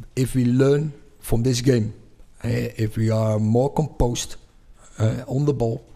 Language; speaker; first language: English; non-native, fluent; Dutch